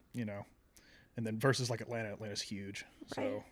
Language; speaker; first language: English; native; English